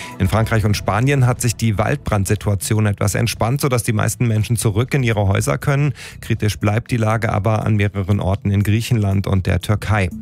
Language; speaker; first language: German; native; German